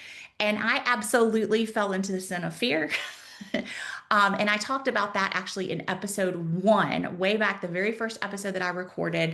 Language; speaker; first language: English; native; English